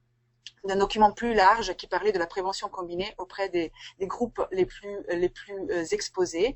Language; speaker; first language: French; native; French